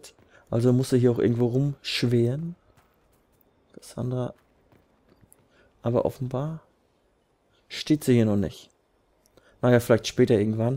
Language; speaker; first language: German; native; German